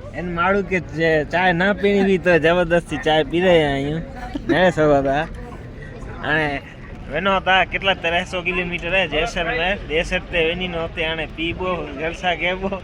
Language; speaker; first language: Gujarati; non-native, local second language; Kachhi